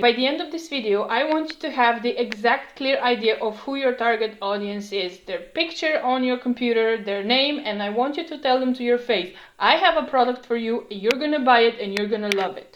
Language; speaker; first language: English; non-native, fluent; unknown